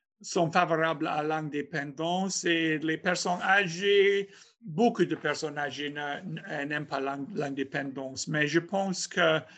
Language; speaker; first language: French; non-native, fluent; English